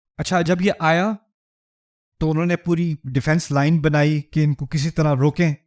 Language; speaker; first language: Urdu; early bilingual, heritage; Urdu